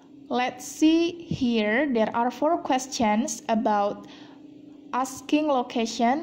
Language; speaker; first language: English; non-native, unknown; Indonesian